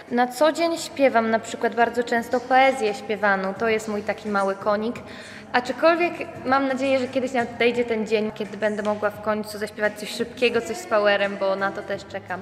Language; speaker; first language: Polish; native; Polish